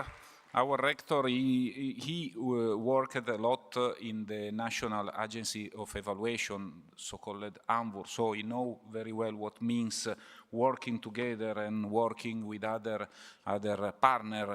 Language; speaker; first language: English; non-native, fluent; Italian